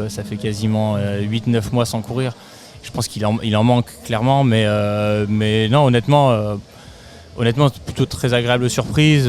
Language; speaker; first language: French; native; French